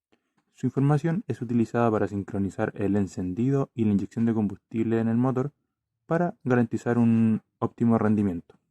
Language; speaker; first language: Spanish; native; Spanish